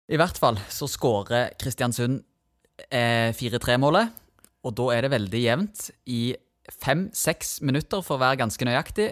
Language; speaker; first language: Norwegian; native; Norwegian